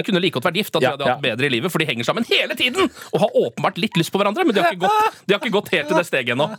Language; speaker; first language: Norwegian; native; Norwegian